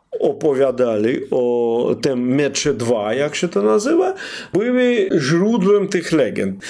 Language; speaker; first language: Polish; non-native, fluent; Russian